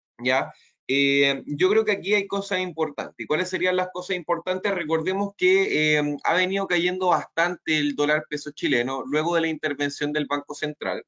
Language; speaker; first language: Spanish; native; Spanish